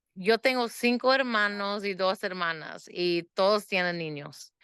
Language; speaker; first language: Spanish; early bilingual, heritage; Spanish